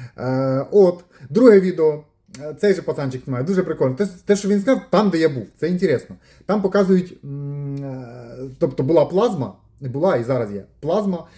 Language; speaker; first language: Ukrainian; non-native, local second language; Russian